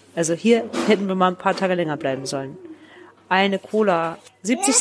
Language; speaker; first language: German; native; German